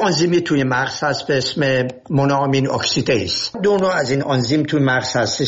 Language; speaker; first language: Persian; native; Persian